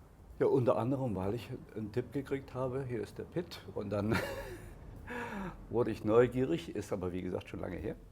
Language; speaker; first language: German; native; German